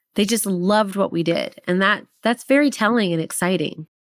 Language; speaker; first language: English; native; English